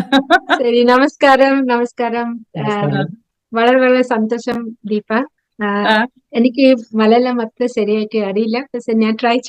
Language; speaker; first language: Malayalam; non-native, local second language; Odia